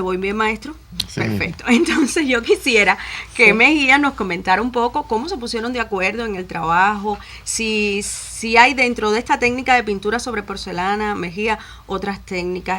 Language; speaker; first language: Spanish; native; Spanish